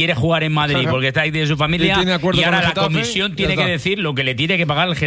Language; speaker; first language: Spanish; native; Spanish